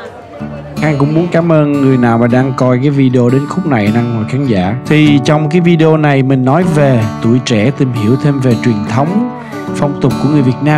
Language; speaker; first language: Vietnamese; early bilingual, heritage; Vietnamese